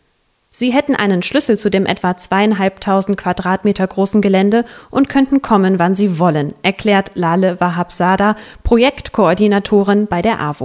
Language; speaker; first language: German; native; German